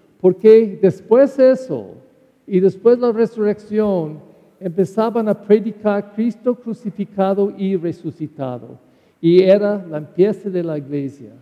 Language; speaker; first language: Spanish; non-native, learner; English